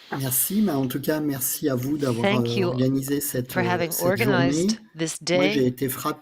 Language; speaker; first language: French; native; French